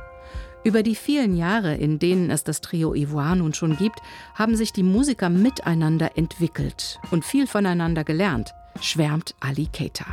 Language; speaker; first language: German; native; German